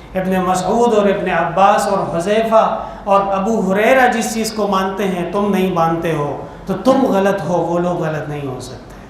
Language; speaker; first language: Urdu; non-native, local second language; Pashto